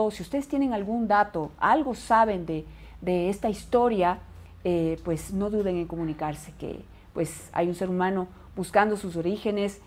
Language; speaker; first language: Spanish; native; Spanish